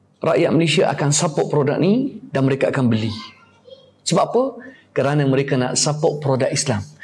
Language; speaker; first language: Malay; native; Malay